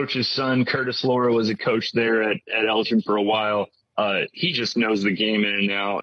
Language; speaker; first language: English; native; English